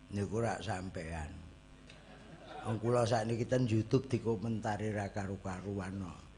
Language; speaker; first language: Javanese; native; Javanese